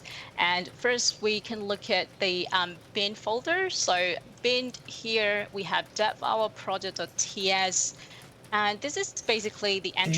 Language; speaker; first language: English; non-native, fluent; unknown